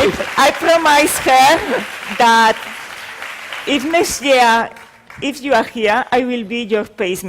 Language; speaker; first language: English; non-native, learner; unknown